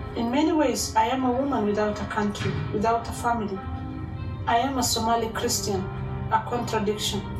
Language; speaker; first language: English; non-native, fluent; Somali